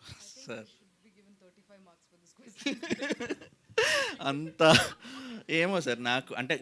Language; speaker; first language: Telugu; native; Telugu